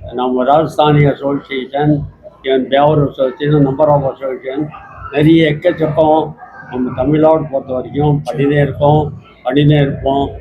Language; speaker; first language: Tamil; non-native, local second language; Marwari